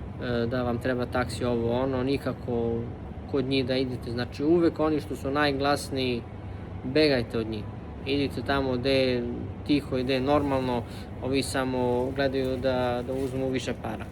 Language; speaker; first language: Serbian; early bilingual, heritage; Serbian